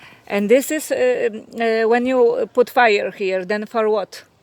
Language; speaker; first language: English; non-native, learner; Polish